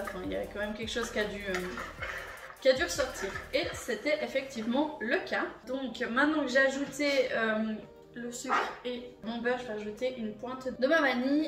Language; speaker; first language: French; native; French